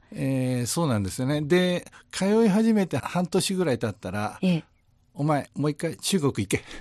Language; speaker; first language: Japanese; native; Japanese